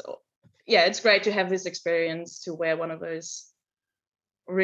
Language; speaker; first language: English; non-native, fluent; German